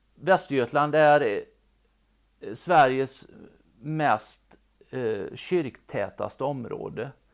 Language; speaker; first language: Swedish; native; Swedish